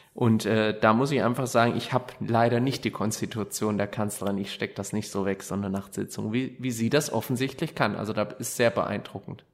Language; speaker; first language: German; native; German